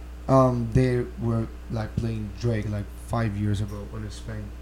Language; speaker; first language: English; non-native, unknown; Spanish